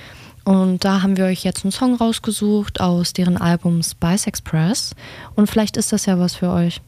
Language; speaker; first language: German; native; German